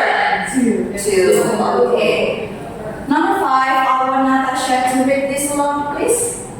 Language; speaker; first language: English; non-native, fluent; Indonesian